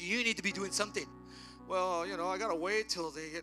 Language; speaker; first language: English; early bilingual, other home language; Spanish